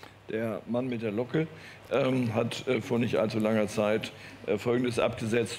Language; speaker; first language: German; native; German